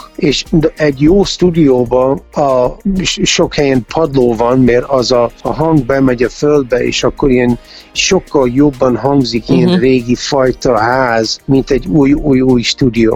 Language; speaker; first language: Hungarian; early bilingual, heritage; Hungarian